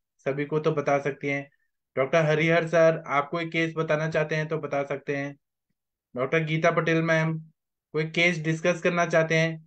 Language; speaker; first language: Hindi; native; Hindi